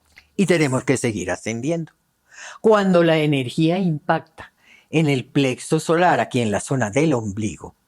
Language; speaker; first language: Spanish; native; Spanish